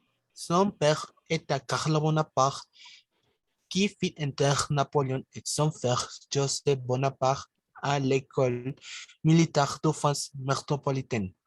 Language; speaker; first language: French; non-native, learner; Spanish